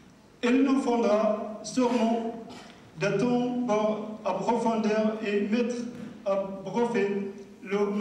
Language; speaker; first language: French; non-native, learner; Arabic